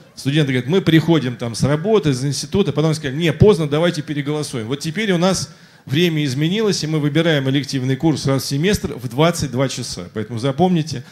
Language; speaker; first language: Russian; native; Russian